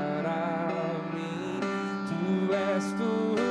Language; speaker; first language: Portuguese; native; Portuguese